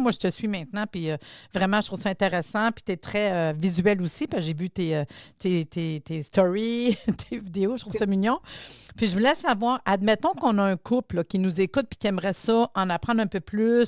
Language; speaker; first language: French; native; French